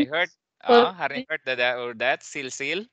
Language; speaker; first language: Swedish; non-native, fluent; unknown